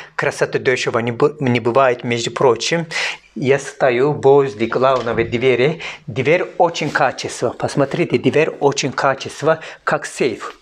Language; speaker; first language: Russian; non-native, learner; Turkish